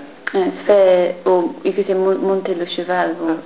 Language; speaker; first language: French; non-native, fluent; English